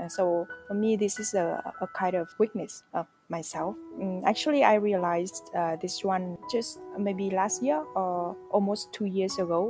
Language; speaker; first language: English; non-native, fluent; Vietnamese